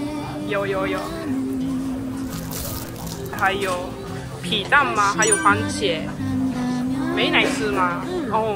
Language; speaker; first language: Chinese; non-native, learner; Japanese